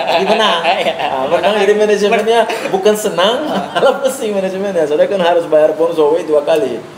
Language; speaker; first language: Indonesian; non-native, fluent; Portuguese